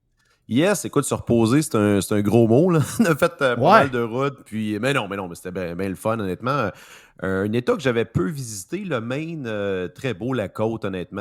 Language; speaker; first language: French; native; French